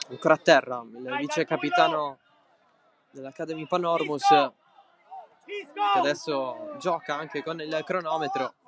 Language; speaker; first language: Italian; native; Italian